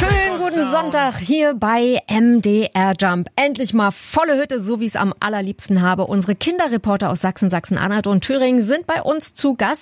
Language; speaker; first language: German; native; German